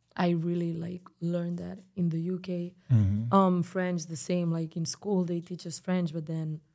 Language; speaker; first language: English; non-native, fluent; Spanish